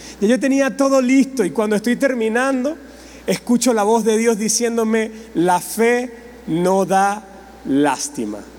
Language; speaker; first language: Spanish; native; Spanish